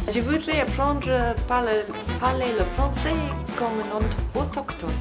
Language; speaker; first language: French; non-native, learner; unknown